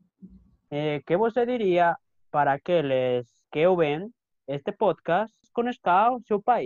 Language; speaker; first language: Portuguese; non-native, learner; Spanish